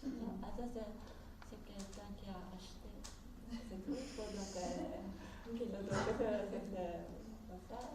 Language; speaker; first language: French; non-native, fluent; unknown